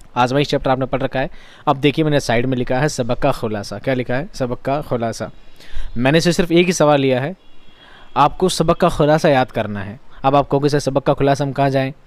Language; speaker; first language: Hindi; native; Hindi